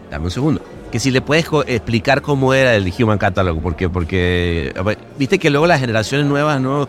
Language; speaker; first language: Spanish; native; Spanish